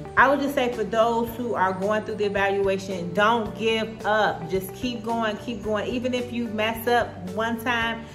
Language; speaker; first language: English; native; English